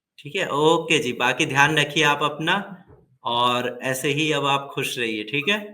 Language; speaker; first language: Hindi; native; Hindi